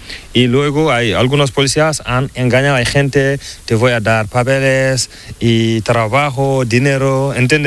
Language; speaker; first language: Spanish; non-native, learner; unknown